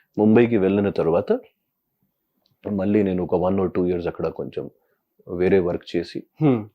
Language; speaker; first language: Telugu; non-native, local second language; Hindi